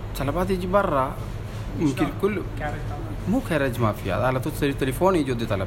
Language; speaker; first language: Arabic; non-native, learner; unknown